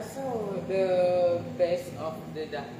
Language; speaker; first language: English; non-native, learner; Indonesian